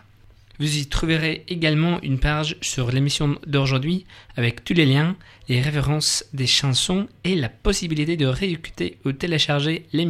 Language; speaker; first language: French; non-native, learner; English